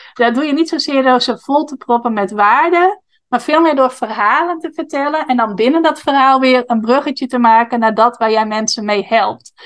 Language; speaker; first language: Dutch; native; Dutch